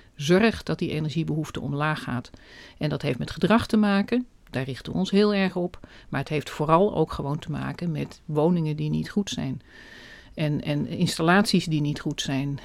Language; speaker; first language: Dutch; native; Dutch